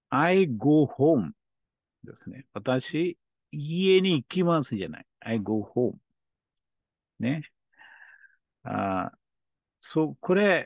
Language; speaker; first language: Japanese; non-native, learner; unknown